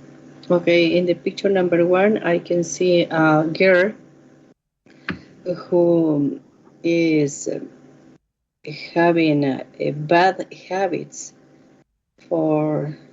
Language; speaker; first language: English; non-native, learner; Spanish